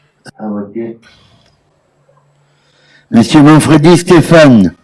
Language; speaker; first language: French; native; French